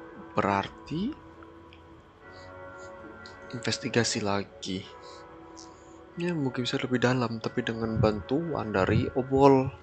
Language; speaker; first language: Indonesian; native; Indonesian